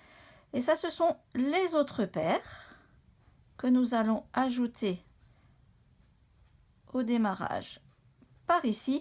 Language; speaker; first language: French; native; French